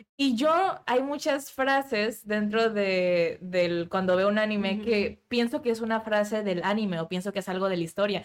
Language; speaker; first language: Spanish; native; Spanish